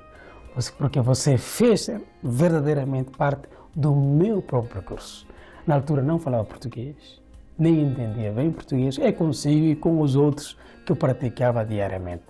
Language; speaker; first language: Portuguese; non-native, local second language; Tetum